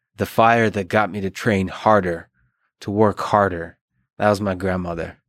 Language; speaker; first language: English; early bilingual, other home language; Russian